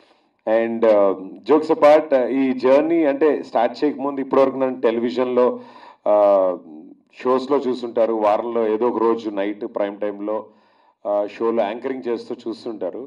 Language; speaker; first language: Telugu; native; Telugu